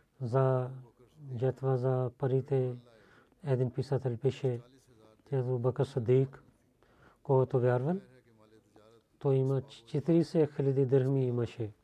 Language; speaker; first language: Bulgarian; non-native, learner; Urdu